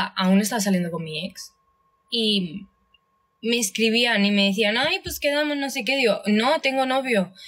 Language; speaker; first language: Spanish; early bilingual, other home language; Russian